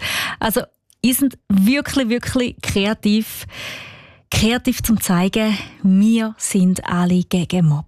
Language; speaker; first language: German; native; German